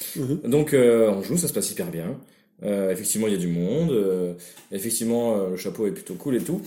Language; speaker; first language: French; native; French